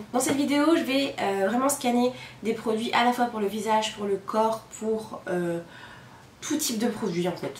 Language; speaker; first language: French; native; French